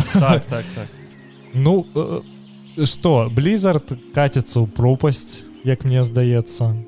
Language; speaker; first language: Belarusian; native; Belarusian